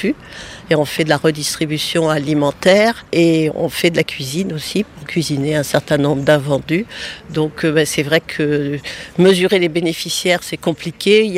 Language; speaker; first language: French; native; French